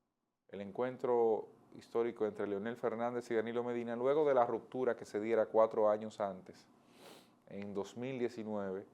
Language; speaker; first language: Spanish; native; Spanish